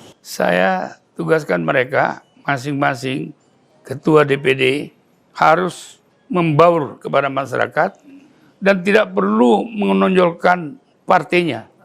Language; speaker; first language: Indonesian; native; Indonesian